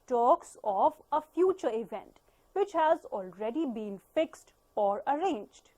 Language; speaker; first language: English; non-native, local second language; Punjabi